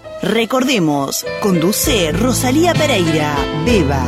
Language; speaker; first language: Spanish; native; Spanish